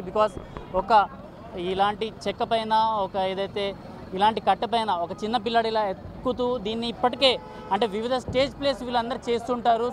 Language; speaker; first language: Telugu; native; Telugu